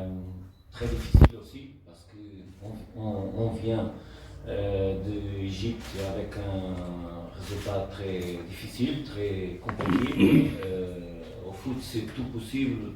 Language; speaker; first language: French; non-native, learner; Portuguese